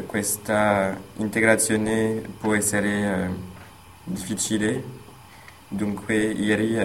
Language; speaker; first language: Italian; non-native, learner; French